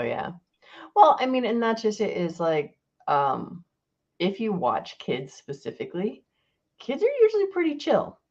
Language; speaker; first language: English; native; English